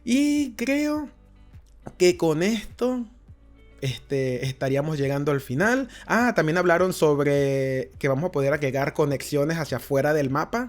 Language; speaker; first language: Spanish; native; Spanish